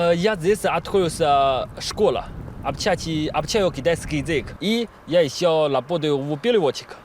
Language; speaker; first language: Russian; non-native, learner; Chinese